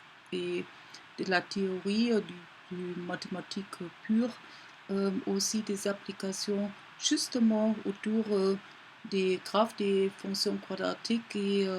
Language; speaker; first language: French; non-native, fluent; German